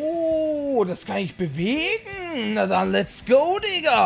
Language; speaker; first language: German; native; German